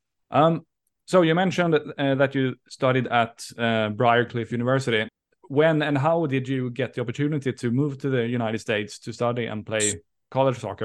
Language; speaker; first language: English; non-native, fluent; Swedish